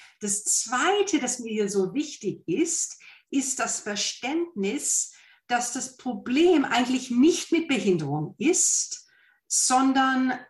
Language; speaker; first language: German; non-native, fluent; English